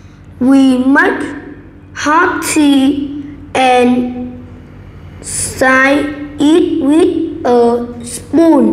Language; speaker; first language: English; non-native, learner; Vietnamese